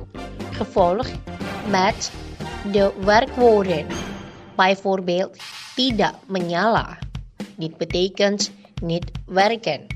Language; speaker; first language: Dutch; non-native, learner; Indonesian